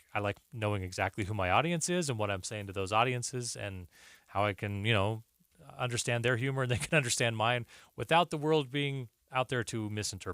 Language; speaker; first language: English; native; English